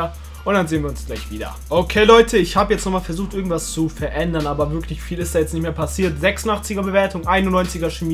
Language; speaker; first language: German; early bilingual, other home language; Turkish